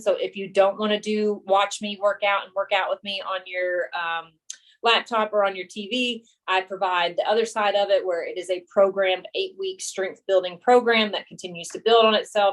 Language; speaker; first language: English; native; English